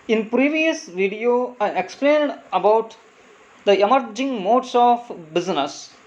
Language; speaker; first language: English; non-native, local second language; Kannada